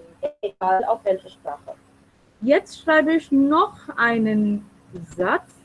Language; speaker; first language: German; non-native, fluent; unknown